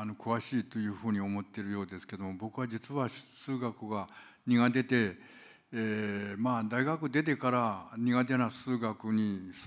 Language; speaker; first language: Japanese; non-native, fluent; Korean